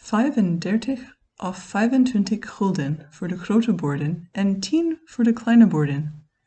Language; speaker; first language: Dutch; non-native, fluent; English